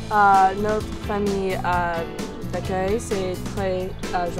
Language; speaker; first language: French; non-native, learner; English